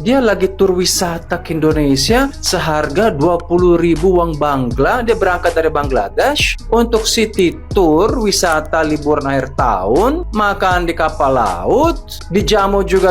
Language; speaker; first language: Indonesian; native; Indonesian